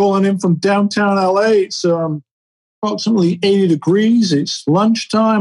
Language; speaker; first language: English; native; English